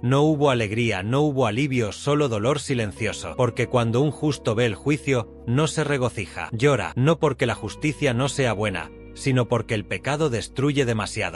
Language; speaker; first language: Spanish; native; Spanish